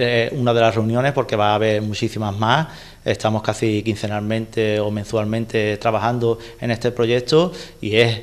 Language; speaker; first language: Spanish; native; Spanish